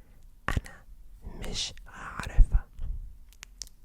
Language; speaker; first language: Arabic; non-native, learner; English